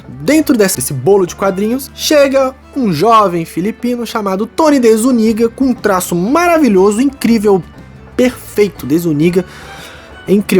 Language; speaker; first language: Portuguese; native; Portuguese